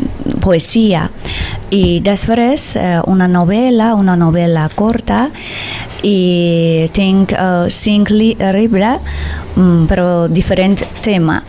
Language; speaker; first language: Catalan; non-native, learner; Persian